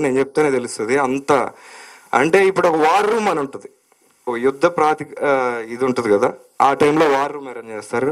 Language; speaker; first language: Telugu; native; Telugu